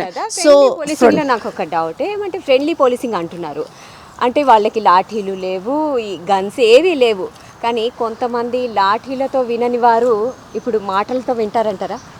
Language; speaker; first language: Telugu; native; Telugu